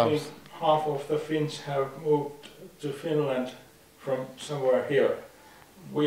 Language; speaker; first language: English; non-native, fluent; Finnish